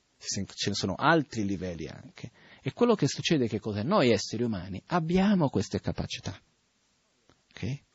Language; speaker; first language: Italian; non-native, fluent; Portuguese